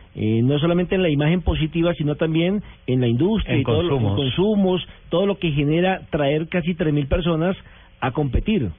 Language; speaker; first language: Spanish; native; Spanish